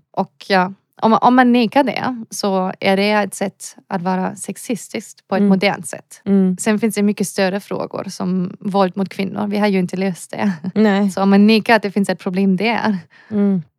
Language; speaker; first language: Swedish; non-native, fluent; German